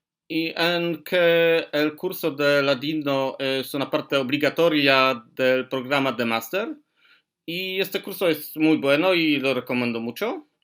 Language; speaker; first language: Spanish; non-native, learner; Polish